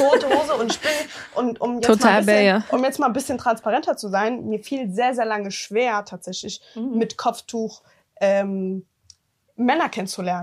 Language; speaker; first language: German; early bilingual, other home language; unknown